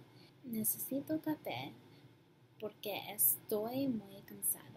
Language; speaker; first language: Spanish; non-native, learner; English